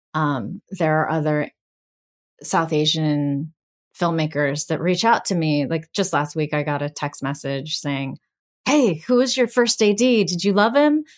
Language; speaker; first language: English; early bilingual, other home language; Bangla